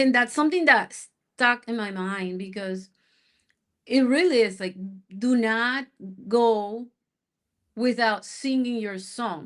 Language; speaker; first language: English; non-native, fluent; Spanish